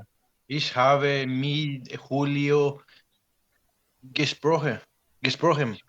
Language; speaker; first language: German; non-native, learner; Spanish